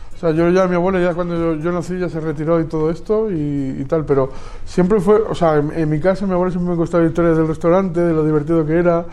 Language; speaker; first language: Spanish; native; Spanish